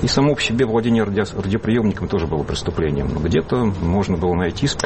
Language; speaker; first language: Russian; native; Russian